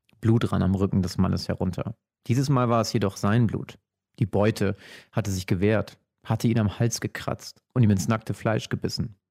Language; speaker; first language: German; native; German